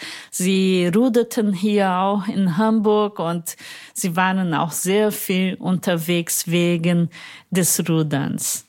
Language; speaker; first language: German; non-native, fluent; Portuguese